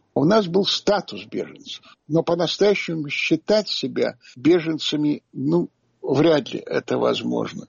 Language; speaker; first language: Russian; native; Russian